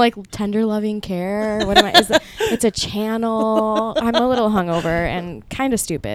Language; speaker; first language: English; early bilingual, other home language; Spanish